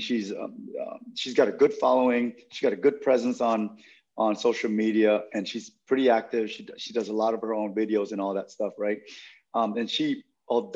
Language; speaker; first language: English; non-native, local second language; Filipino